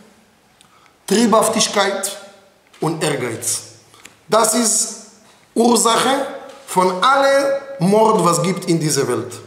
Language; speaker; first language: German; non-native, fluent; Hebrew